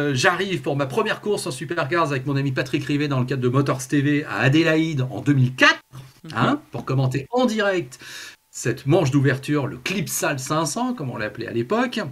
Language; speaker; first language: French; native; French